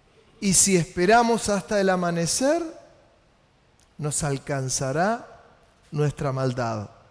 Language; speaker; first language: Spanish; native; Spanish